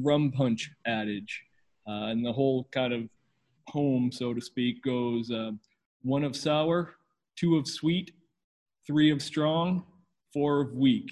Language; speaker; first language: English; native; English